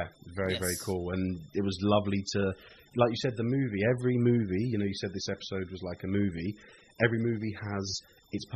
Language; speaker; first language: English; native; English